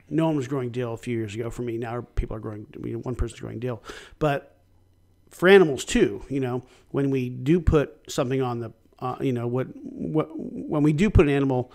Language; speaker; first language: English; native; English